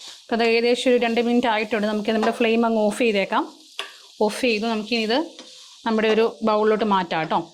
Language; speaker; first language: Malayalam; native; Malayalam